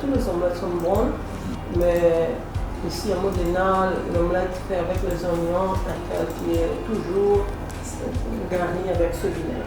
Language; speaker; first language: French; non-native, fluent; Italian